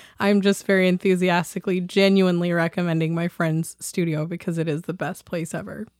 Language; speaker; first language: English; native; English